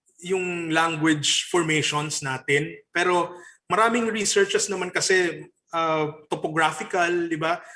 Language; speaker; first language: Filipino; non-native, local second language; Bikol